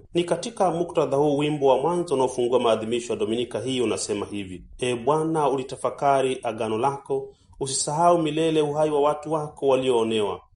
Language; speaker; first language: Swahili; native; Swahili